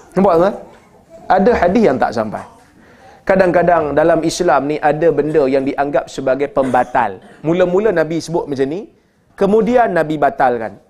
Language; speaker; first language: Malay; native; Malay